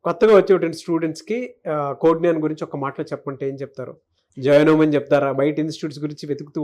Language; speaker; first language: Telugu; native; Telugu